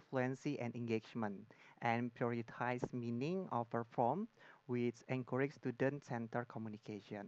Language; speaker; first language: English; non-native, learner; Indonesian